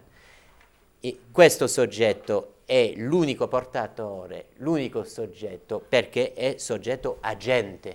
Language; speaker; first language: Italian; non-native, fluent; French